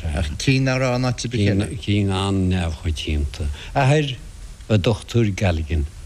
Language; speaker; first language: Irish; non-native, local second language; English